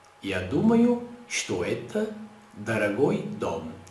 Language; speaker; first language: Russian; non-native, learner; Portuguese